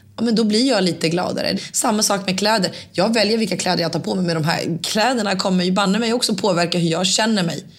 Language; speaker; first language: Swedish; early bilingual, other home language; Finnish